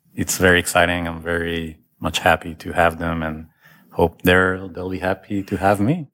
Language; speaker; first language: English; non-native, fluent; Hebrew